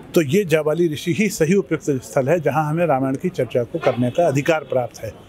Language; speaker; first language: Hindi; native; Hindi